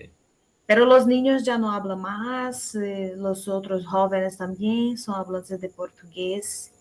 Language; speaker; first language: Spanish; non-native, fluent; Portuguese